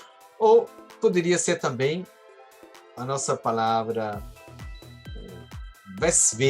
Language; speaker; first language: Portuguese; non-native, fluent; German